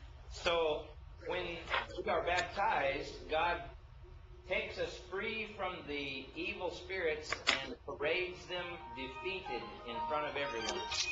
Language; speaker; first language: English; native; English